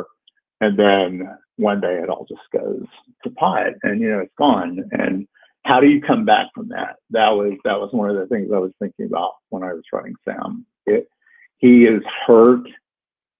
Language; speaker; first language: English; native; English